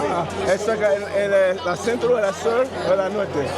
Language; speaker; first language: Spanish; non-native, learner; English